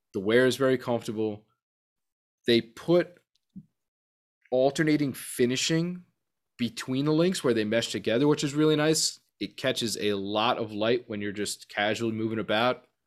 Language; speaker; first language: English; native; English